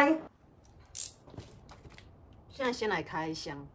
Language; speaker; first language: Chinese; native; Chinese